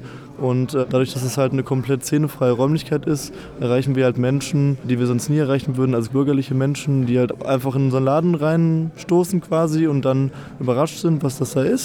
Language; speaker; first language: German; native; German